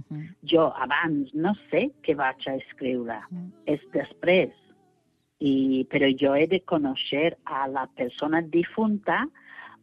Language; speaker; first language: Catalan; non-native, fluent; English